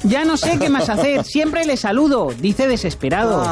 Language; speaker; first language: Spanish; native; Spanish